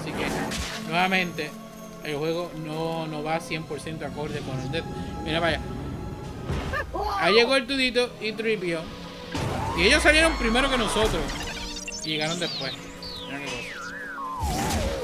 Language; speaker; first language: Spanish; native; Spanish